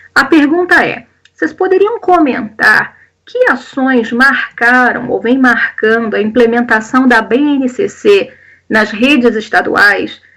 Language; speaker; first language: Portuguese; native; Portuguese